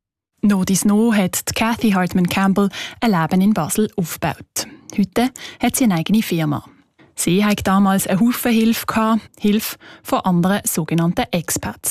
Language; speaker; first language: German; native; German